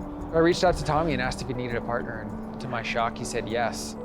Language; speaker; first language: English; native; English